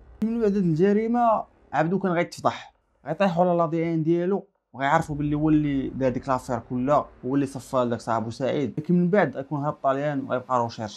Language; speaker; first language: Arabic; native; Arabic